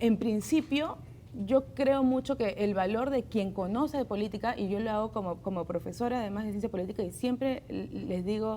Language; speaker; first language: Spanish; native; Spanish